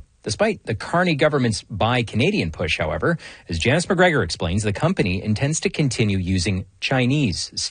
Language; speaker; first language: English; native; English